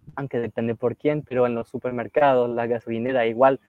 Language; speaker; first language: Spanish; non-native, fluent; French